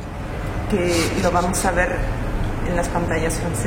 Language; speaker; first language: Spanish; non-native, fluent; French